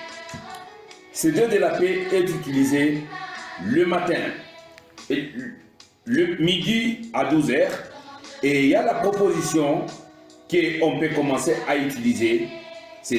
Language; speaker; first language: French; non-native, local second language; Swahili